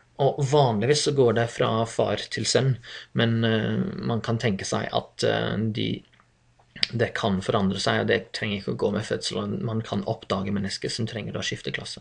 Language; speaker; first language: Norwegian; non-native, fluent; English